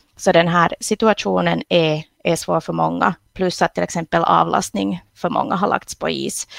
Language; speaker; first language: Swedish; native; Swedish